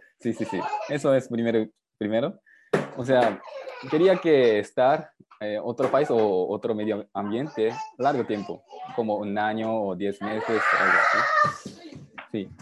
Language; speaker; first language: Spanish; non-native, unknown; Japanese